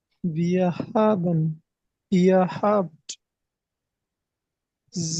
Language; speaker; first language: German; non-native, learner; Hindi